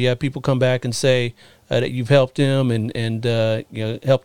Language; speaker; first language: English; native; English